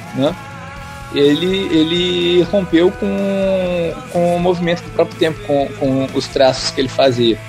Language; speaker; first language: Portuguese; native; Portuguese